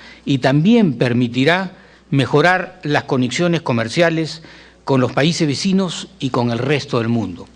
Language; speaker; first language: Spanish; native; Spanish